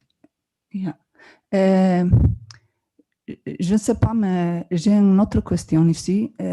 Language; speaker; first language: French; non-native, learner; Albanian